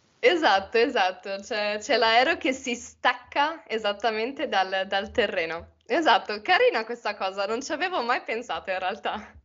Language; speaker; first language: Italian; native; Italian